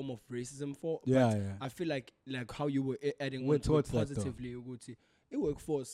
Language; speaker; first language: English; non-native, local second language; Zulu